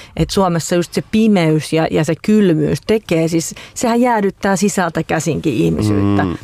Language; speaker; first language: Finnish; native; Finnish